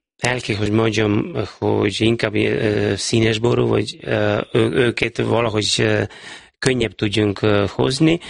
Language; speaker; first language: Hungarian; non-native, fluent; Serbian